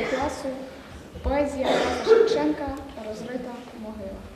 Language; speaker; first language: Ukrainian; native; Ukrainian